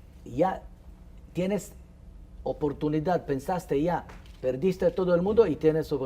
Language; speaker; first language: Spanish; non-native, fluent; Hebrew